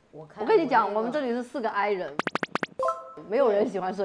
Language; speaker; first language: Chinese; native; Chinese